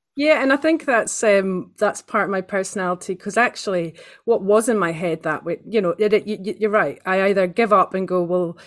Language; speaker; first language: English; native; English